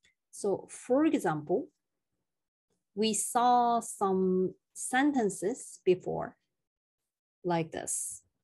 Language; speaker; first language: English; non-native, fluent; Korean